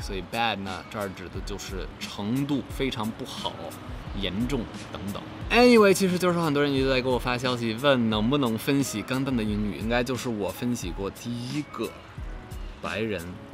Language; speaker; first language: Chinese; non-native, fluent; English